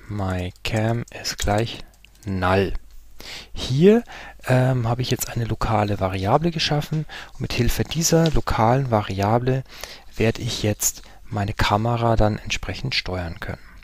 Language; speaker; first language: German; native; German